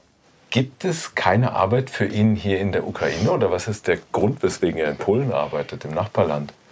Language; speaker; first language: German; native; German